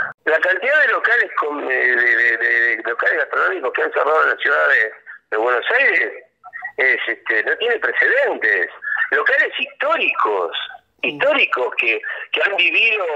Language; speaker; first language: Spanish; native; Spanish